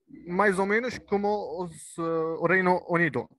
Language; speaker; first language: Portuguese; non-native, learner; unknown